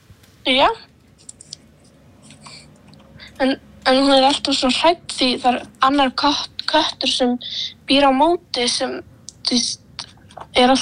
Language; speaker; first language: Icelandic; early bilingual, other home language; Polish